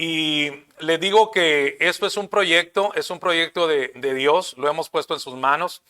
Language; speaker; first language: Spanish; native; Spanish